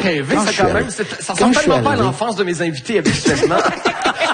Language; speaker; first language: French; native; French